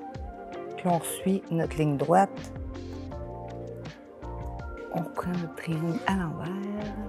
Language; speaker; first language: French; native; French